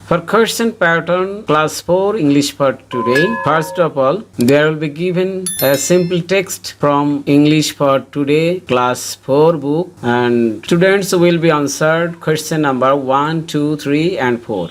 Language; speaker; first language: English; non-native, local second language; Bangla